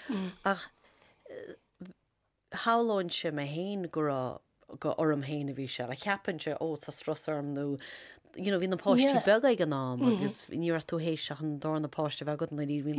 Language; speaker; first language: Irish; native; Irish